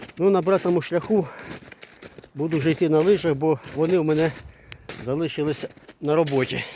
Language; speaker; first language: Ukrainian; non-native, local second language; Russian